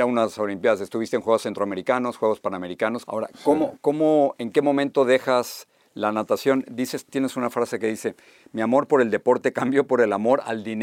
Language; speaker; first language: Spanish; native; Spanish